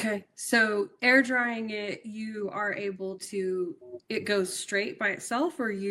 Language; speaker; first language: English; native; English